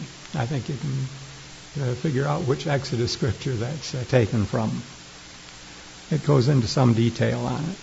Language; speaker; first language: English; native; English